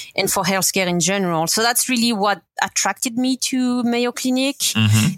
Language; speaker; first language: English; non-native, fluent; French